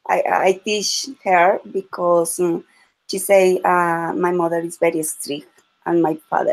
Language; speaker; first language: English; non-native, learner; Spanish